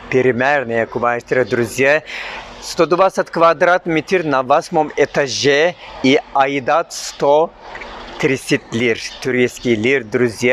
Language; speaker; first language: Russian; non-native, learner; Turkish